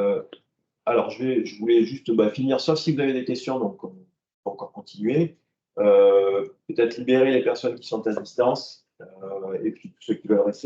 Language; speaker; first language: French; native; French